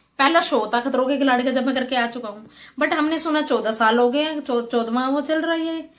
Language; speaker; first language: Hindi; native; Hindi